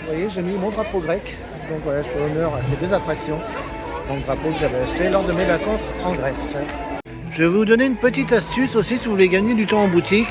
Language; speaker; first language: French; native; French